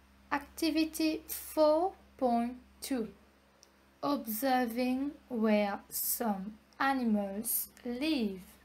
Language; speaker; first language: French; non-native, local second language; Morisyen